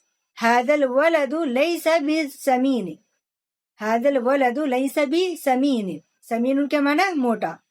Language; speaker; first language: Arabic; non-native, fluent; Urdu